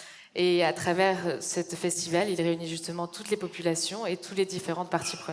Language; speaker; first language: French; native; French